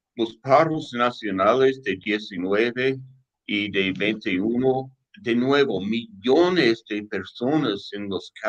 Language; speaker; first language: Spanish; non-native, fluent; English